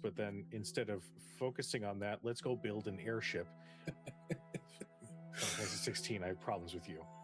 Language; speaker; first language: English; native; English